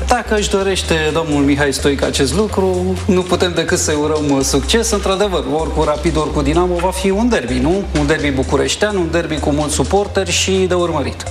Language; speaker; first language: Romanian; native; Romanian